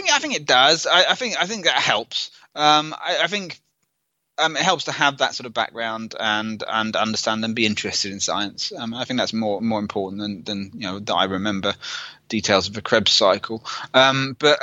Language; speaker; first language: English; native; English